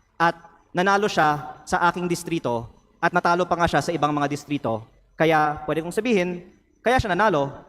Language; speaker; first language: Filipino; native; Filipino